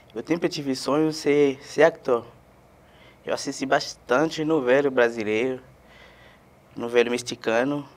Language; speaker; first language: Portuguese; non-native, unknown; Haitian Creole